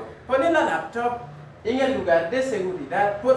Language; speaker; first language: Spanish; non-native, learner; Haitian Creole